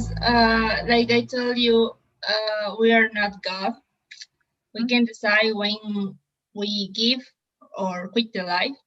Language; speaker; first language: English; non-native, learner; Spanish